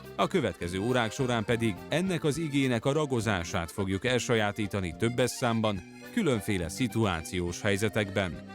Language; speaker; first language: Hungarian; native; Hungarian